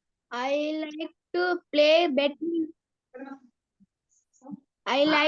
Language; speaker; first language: English; non-native, learner; Tamil